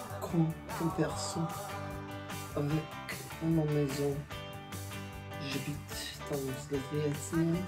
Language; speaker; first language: French; non-native, learner; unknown